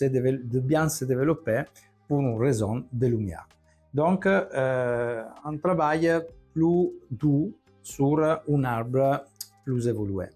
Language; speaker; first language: French; non-native, fluent; Italian